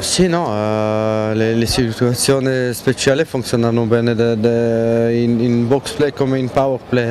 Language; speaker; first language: Italian; non-native, local second language; French